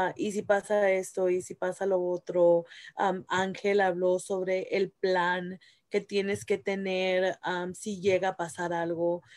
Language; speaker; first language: Spanish; early bilingual, heritage; Spanish